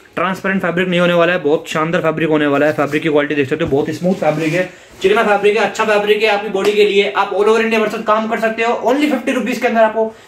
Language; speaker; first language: Hindi; native; Hindi